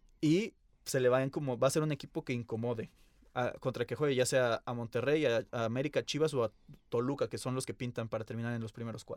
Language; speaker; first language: Spanish; native; Spanish